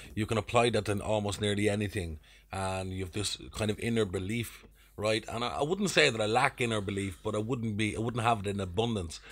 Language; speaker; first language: English; native; English